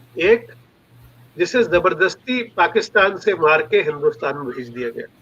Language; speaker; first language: Hindi; non-native, local second language; Punjabi